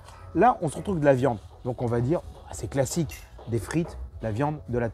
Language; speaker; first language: French; native; French